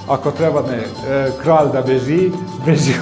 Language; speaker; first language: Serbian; early bilingual, heritage; Turkish